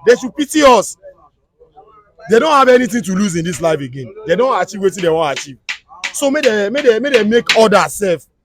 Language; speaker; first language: Nigerian Pidgin; non-native, local second language; Yoruba